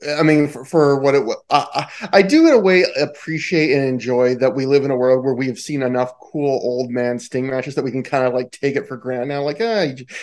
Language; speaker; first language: English; native; English